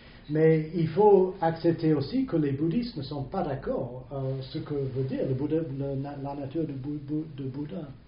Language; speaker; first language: French; non-native, fluent; English